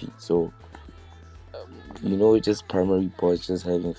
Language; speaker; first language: English; non-native, local second language; Southern Sotho